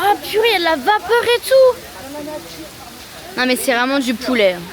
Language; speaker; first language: French; native; French